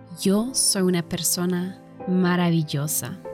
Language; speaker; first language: Spanish; non-native, fluent; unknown